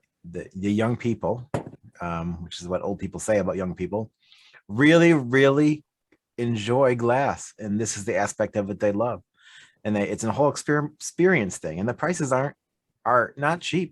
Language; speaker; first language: English; native; English